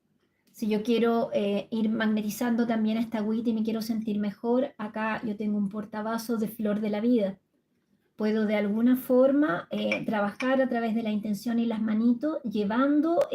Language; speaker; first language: Spanish; native; Spanish